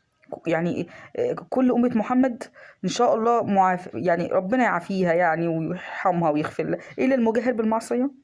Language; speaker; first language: Arabic; native; Arabic